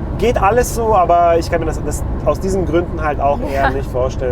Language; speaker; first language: German; native; German